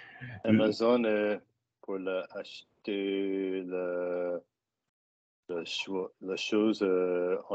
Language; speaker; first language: French; non-native, learner; English